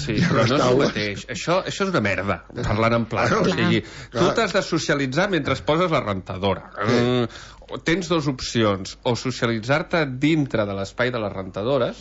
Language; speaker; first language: Catalan; native; Catalan